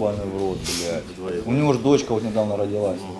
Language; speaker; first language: Russian; native; Russian